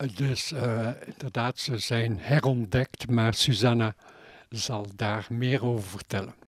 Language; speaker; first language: Dutch; native; Dutch